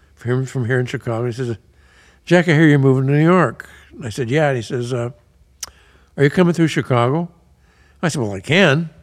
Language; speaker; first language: English; native; English